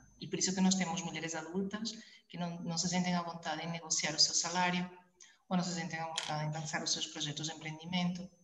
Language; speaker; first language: Portuguese; early bilingual, heritage; Spanish